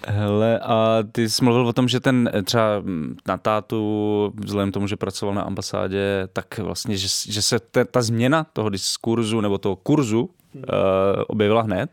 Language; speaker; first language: Czech; native; Czech